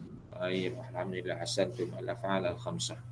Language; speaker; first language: Arabic; non-native, fluent; Malay